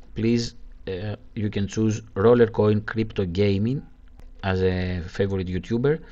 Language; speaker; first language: English; non-native, learner; Greek